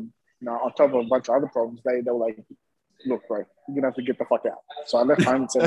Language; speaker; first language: English; native; English